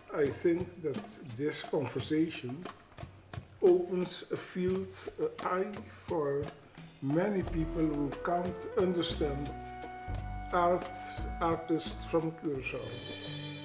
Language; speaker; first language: English; non-native, learner; Papiamento